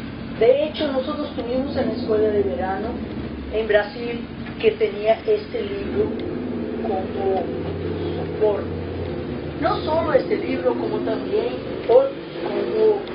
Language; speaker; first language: Spanish; non-native, fluent; Portuguese